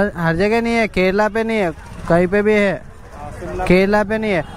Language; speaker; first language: Hindi; non-native, local second language; Telugu